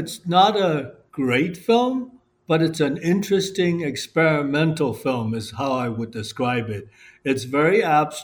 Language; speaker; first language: English; non-native, local second language; Cantonese